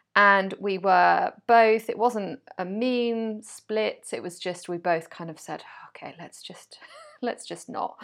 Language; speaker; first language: English; native; English